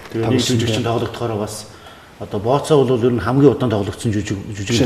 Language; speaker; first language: Mongolian; native; Mongolian